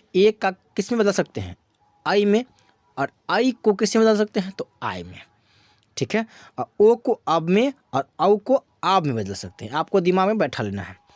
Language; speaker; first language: Hindi; native; Hindi